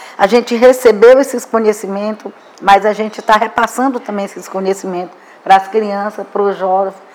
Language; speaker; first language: Portuguese; non-native, local second language; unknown